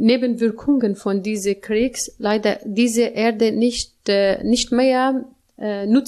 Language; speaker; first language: German; non-native, learner; Arabic